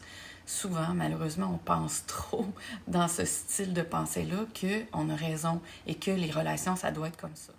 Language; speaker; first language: French; native; French